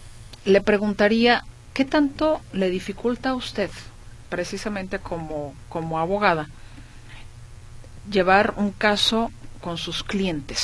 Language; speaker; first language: Spanish; native; Spanish